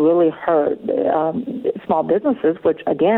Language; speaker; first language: English; native; English